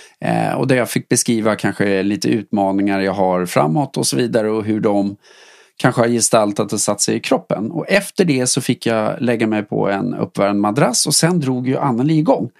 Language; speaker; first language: Swedish; native; Swedish